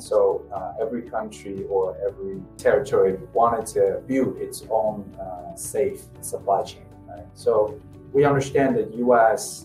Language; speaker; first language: English; non-native, fluent; Chinese